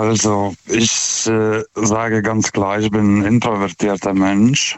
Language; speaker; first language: German; non-native, fluent; Lithuanian